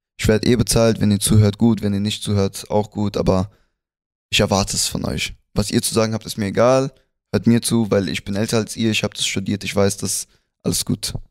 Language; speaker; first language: German; early bilingual, other home language; Spanish